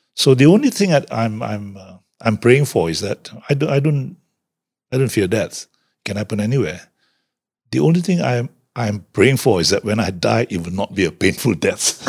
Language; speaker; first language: English; non-native, local second language; Malay